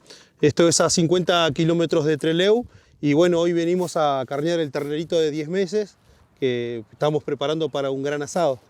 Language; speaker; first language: Spanish; native; Spanish